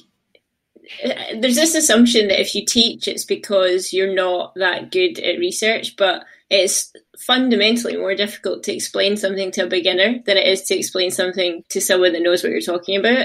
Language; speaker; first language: English; native; English